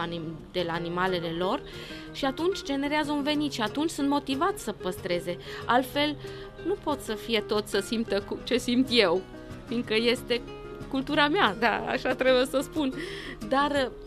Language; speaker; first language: Romanian; non-native, local second language; German